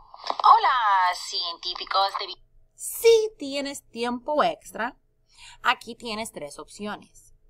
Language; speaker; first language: Spanish; non-native, fluent; English